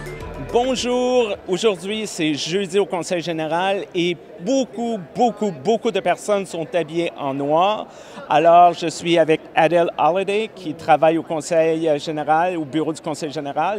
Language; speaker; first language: French; native; French